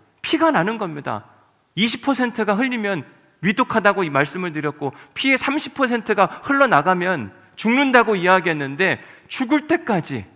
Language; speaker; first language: Korean; native; Korean